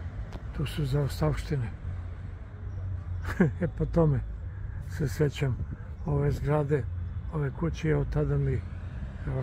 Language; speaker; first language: Croatian; native; Croatian